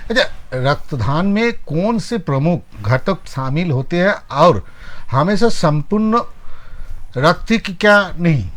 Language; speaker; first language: Hindi; non-native, local second language; Bangla